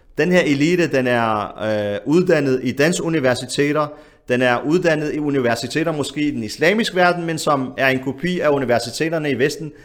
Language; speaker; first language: Danish; early bilingual, other home language; Arabic